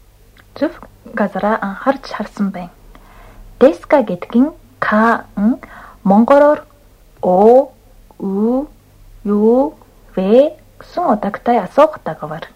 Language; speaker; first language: Mongolian; non-native, fluent; Japanese